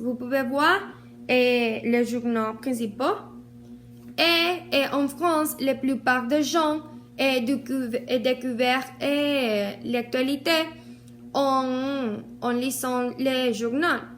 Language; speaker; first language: French; non-native, learner; Spanish